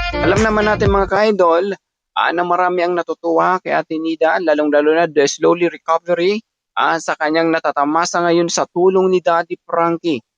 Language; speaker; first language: Filipino; non-native, local second language; Cebuano